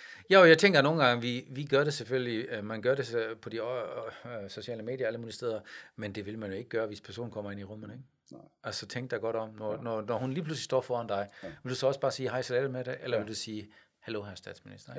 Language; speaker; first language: Danish; non-native, fluent; German